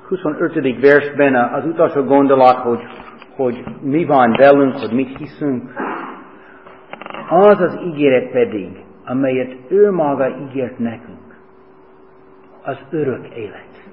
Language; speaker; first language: Hungarian; non-native, fluent; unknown